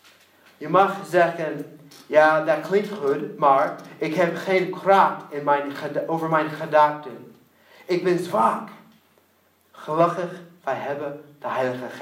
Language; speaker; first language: Dutch; non-native, learner; English